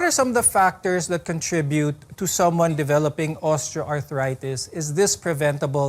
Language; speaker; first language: English; non-native, local second language; Filipino